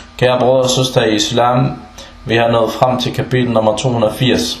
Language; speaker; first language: Danish; non-native, fluent; Arabic